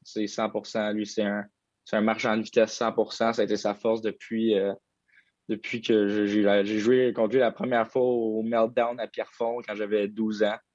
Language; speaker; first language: French; native; French